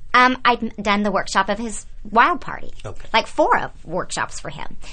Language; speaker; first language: English; native; English